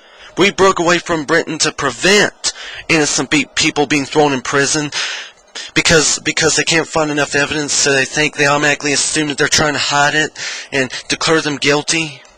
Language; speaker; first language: English; native; English